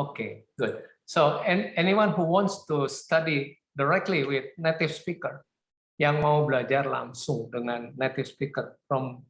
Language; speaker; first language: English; non-native, fluent; Indonesian